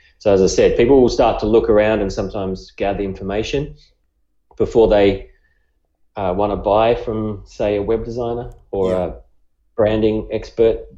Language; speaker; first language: English; native; English